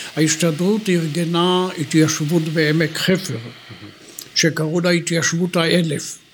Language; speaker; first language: Hebrew; native; Hebrew